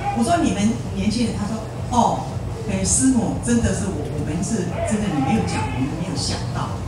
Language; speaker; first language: Chinese; non-native, local second language; Hakka Chinese